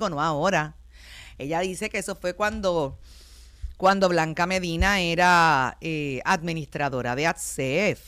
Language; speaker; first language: Spanish; native; Spanish